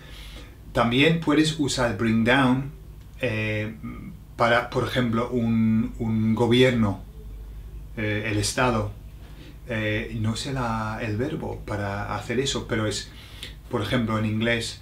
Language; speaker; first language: Spanish; non-native, fluent; English